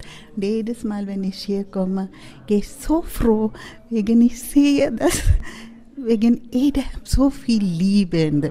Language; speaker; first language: German; non-native, learner; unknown